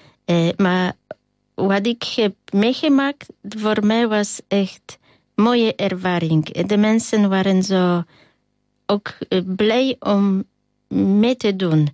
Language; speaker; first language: Dutch; non-native, fluent; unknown